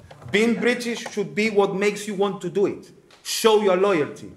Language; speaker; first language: English; non-native, local second language; Spanish